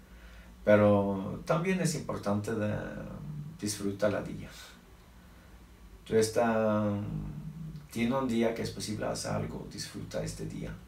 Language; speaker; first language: Spanish; non-native, learner; Norwegian